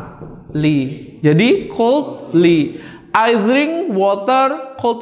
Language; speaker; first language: English; non-native, fluent; Indonesian